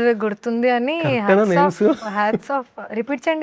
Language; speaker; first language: Telugu; non-native, local second language; Hindi